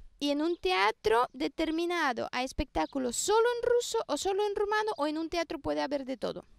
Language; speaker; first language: Spanish; native; Spanish